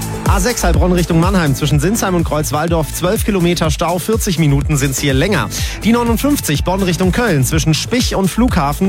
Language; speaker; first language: German; native; German